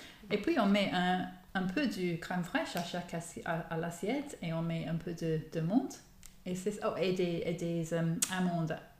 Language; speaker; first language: French; non-native, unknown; English